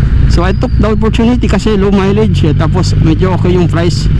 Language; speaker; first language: English; non-native, local second language; Filipino